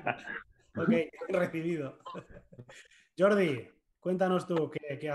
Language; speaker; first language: Spanish; native; Spanish